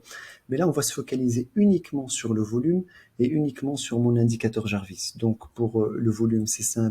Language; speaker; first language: French; native; French